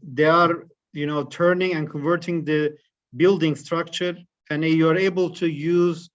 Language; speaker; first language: English; non-native, fluent; Turkish